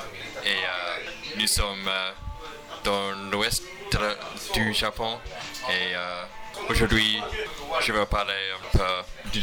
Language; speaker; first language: French; non-native, learner; English